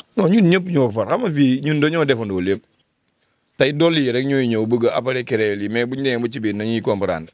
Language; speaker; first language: Wolof; non-native, local second language; Fula